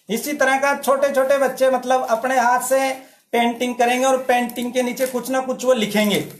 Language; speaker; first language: Hindi; native; Hindi